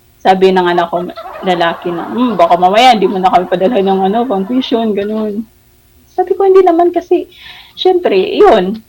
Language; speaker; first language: Filipino; non-native, local second language; Cebuano